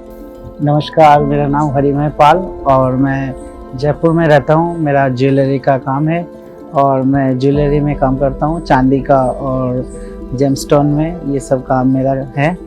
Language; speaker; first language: Hindi; non-native, local second language; Bangla